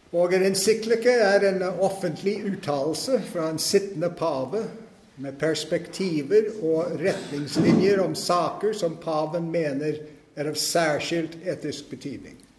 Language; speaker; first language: Norwegian; non-native, fluent; English